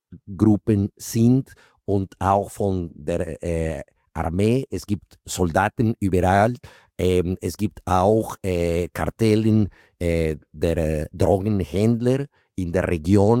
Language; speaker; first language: German; non-native, fluent; Spanish